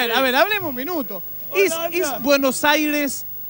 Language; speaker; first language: Spanish; native; Spanish